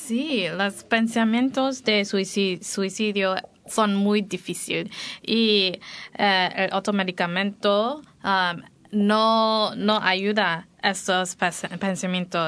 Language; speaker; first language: Spanish; non-native, learner; English